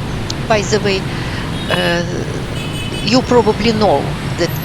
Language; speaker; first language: English; non-native, fluent; Russian